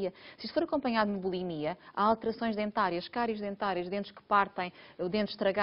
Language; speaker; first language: Portuguese; native; Portuguese